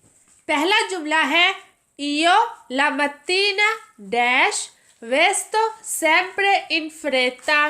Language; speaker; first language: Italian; non-native, fluent; Urdu